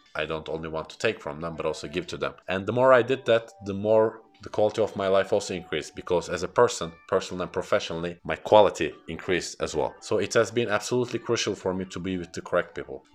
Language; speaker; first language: English; non-native, fluent; Turkish